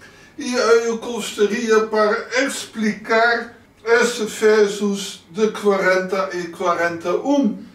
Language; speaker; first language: Portuguese; non-native, learner; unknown